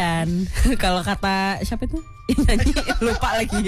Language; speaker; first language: Indonesian; native; Indonesian